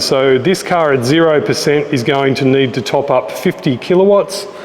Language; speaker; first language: English; native; English